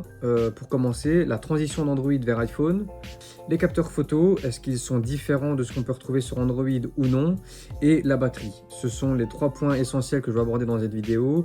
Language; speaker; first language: French; native; French